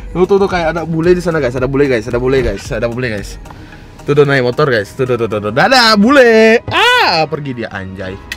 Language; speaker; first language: Indonesian; non-native, fluent; Russian